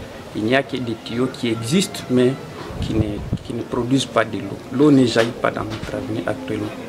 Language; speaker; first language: French; non-native, local second language; Swahili